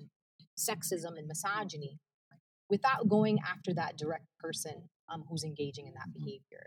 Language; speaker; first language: English; early bilingual, other home language; Arabic